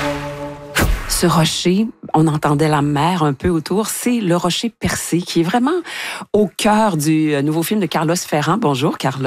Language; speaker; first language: French; native; French